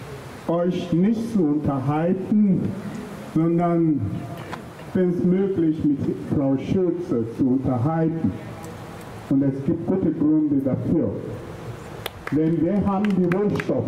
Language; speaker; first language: German; non-native, fluent; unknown